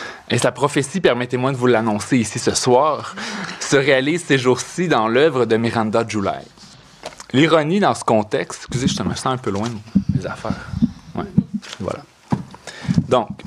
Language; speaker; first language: French; native; French